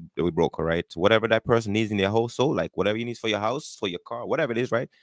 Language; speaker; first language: English; non-native, local second language; Jamaican Creole English